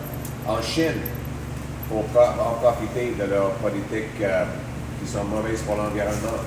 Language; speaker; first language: French; non-native, local second language; English